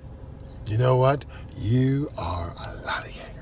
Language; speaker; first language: English; native; English